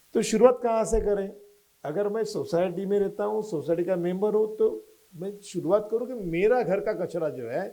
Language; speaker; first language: Hindi; non-native, local second language; Marathi